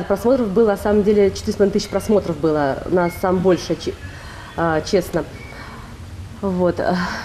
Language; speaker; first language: Russian; native; Russian